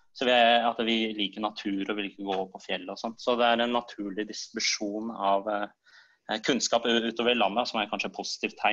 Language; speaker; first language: Norwegian; native; Norwegian